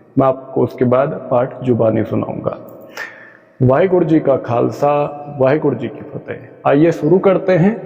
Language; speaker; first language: Hindi; non-native, local second language; Punjabi